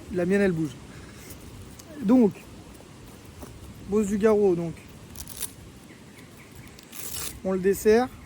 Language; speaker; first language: French; native; French